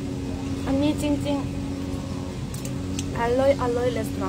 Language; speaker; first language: Thai; non-native, learner; Korean